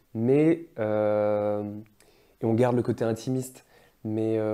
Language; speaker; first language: French; native; French